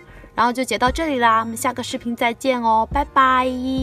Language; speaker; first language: Chinese; native; Chinese